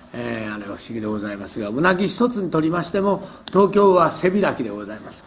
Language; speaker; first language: Japanese; native; Japanese